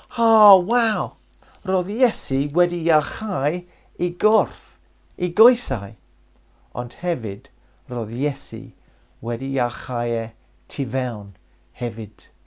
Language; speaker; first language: Welsh; non-native, local second language; English